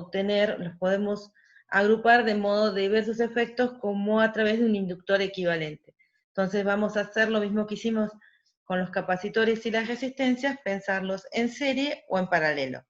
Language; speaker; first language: Spanish; native; Spanish